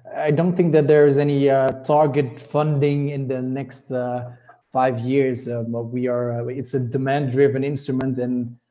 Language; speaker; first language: English; non-native, fluent; Dutch